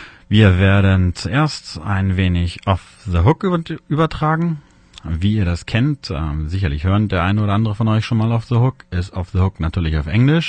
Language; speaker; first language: German; native; German